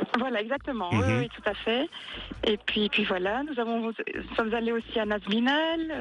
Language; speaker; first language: French; native; French